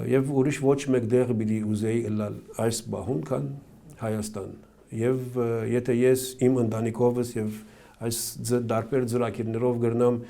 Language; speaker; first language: Armenian; early bilingual, heritage; Armenian